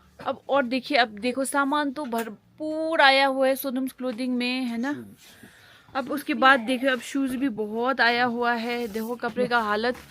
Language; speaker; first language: Hindi; non-native, local second language; Nepali